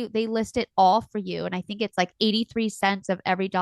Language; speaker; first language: English; native; English